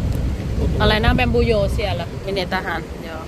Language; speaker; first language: Finnish; non-native, learner; Thai